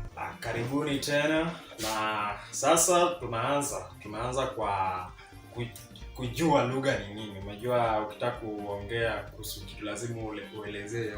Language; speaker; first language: Swahili; non-native, local second language; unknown